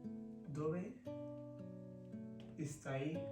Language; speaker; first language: Italian; non-native, fluent; Hindi